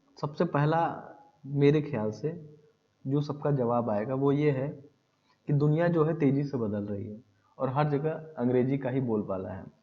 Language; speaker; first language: Hindi; native; Hindi